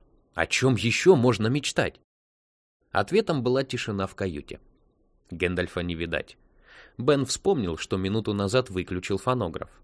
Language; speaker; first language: Russian; native; Russian